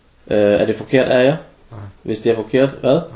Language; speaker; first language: Danish; early bilingual, other home language; Arabic